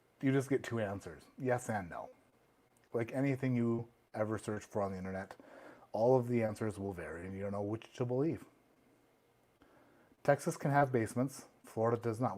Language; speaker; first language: English; native; English